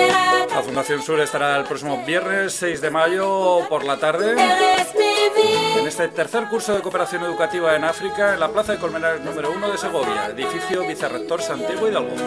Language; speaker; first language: Spanish; native; Spanish